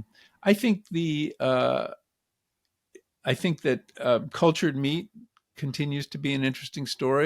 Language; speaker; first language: English; native; English